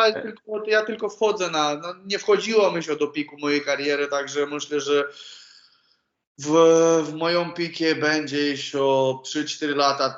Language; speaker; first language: Polish; non-native, learner; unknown